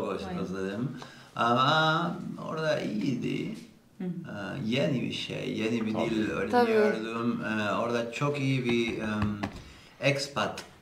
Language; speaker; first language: Turkish; non-native, learner; Spanish